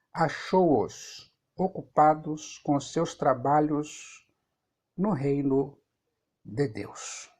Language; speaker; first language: Portuguese; native; Portuguese